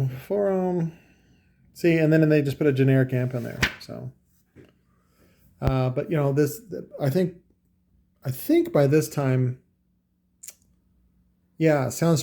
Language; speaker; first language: English; native; English